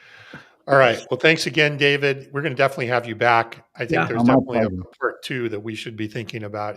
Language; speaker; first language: English; native; English